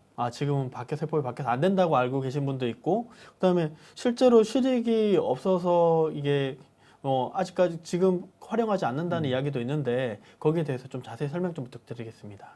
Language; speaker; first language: Korean; native; Korean